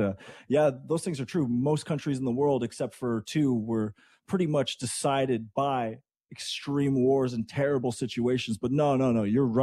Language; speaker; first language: English; native; English